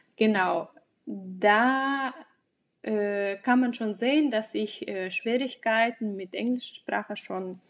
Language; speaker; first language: German; non-native, fluent; Russian